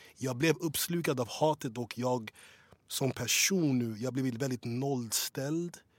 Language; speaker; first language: Swedish; early bilingual, other home language; English